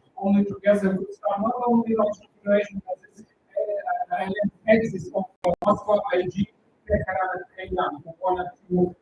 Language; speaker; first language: English; non-native, learner; Russian